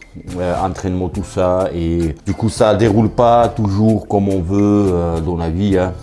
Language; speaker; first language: French; native; French